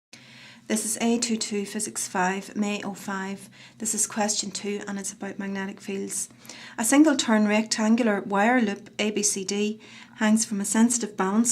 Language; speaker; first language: English; native; English